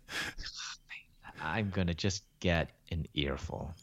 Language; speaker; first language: English; native; English